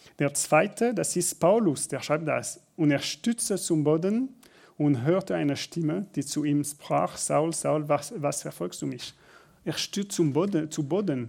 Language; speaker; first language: German; non-native, learner; French